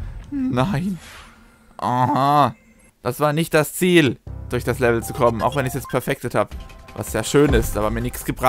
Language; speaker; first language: German; native; German